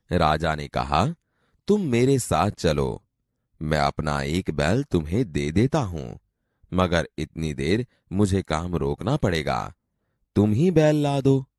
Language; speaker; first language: Hindi; non-native, local second language; Gujarati